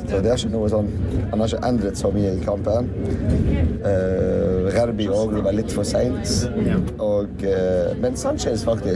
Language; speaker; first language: Norwegian; non-native, fluent; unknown